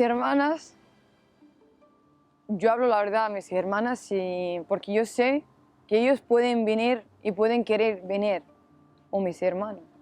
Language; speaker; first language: Spanish; non-native, learner; Arabic